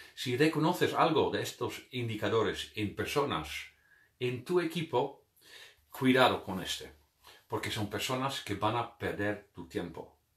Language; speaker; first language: Spanish; non-native, fluent; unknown